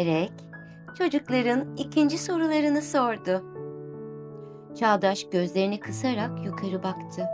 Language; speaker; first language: Turkish; native; Turkish